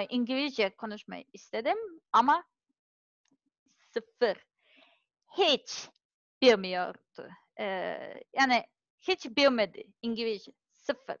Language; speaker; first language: Turkish; non-native, learner; Serbian